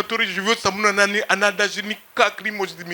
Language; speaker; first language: Russian; non-native, fluent; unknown